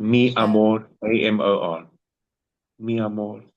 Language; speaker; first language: Spanish; non-native, learner; English